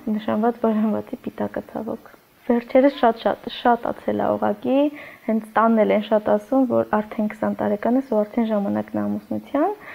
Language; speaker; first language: Armenian; non-native, local second language; Kurdish